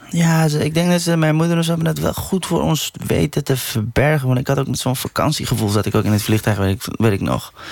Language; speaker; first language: Dutch; early bilingual, other home language; Persian